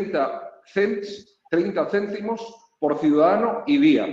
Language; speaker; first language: Spanish; native; Spanish